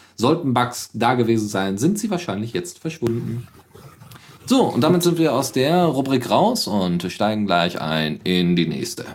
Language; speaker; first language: German; native; German